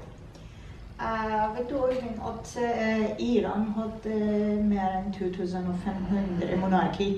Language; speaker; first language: Norwegian; non-native, fluent; Persian